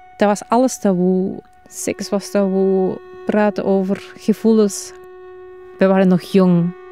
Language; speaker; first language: Dutch; non-native, fluent; Spanish